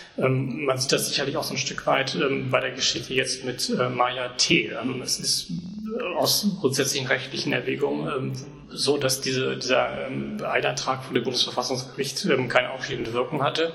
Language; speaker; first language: German; native; German